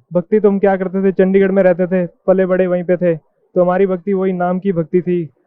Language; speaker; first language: Hindi; native; Hindi